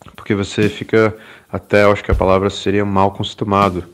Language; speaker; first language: Portuguese; early bilingual, other home language; English